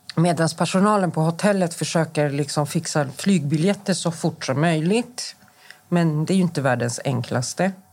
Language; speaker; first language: Swedish; native; Swedish